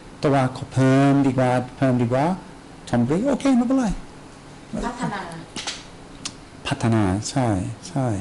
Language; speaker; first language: Thai; non-native, learner; English